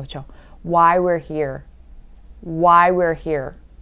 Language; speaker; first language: English; early bilingual, other home language; Korean